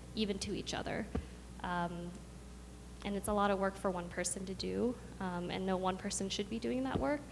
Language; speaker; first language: English; early bilingual, other home language; Khmer